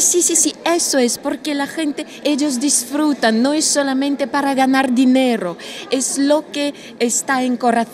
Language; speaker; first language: Spanish; non-native, learner; Russian